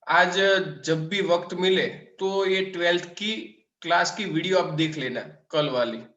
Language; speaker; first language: Hindi; non-native, local second language; Gujarati